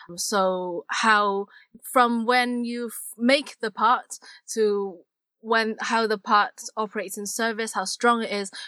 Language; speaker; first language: English; non-native, local second language; Cantonese